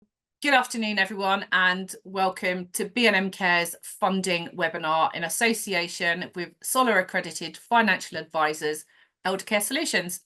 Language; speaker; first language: English; native; English